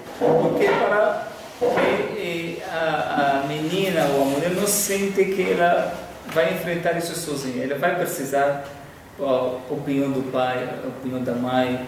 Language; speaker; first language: Portuguese; non-native, fluent; Arabic